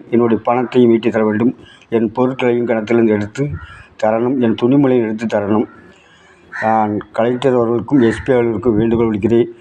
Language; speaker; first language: Tamil; native; Tamil